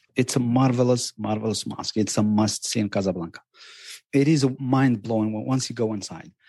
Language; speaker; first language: English; non-native, fluent; Berber languages